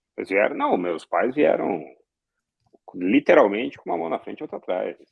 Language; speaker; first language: Portuguese; early bilingual, other home language; Arabic